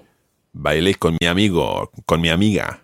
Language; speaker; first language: Spanish; non-native, fluent; English